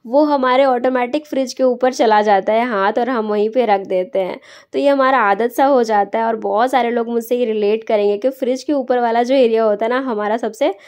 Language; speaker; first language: Hindi; native; Hindi